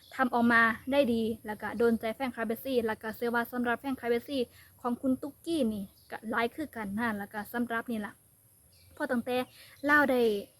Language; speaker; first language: Thai; native; Thai